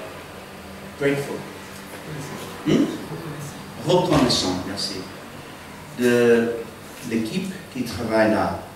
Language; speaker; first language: French; non-native, fluent; English